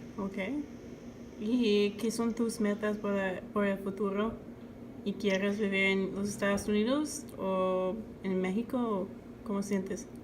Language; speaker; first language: Spanish; non-native, learner; English